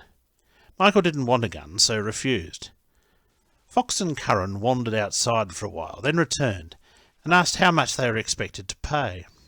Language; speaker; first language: English; native; English